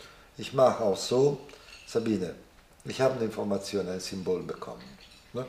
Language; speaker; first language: German; non-native, fluent; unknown